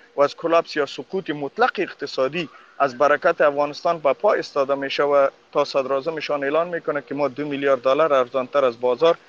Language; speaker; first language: Persian; non-native, local second language; Pashto